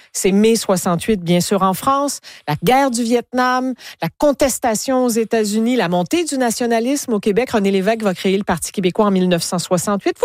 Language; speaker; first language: French; native; French